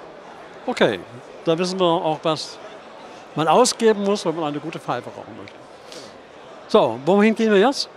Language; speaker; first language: German; native; German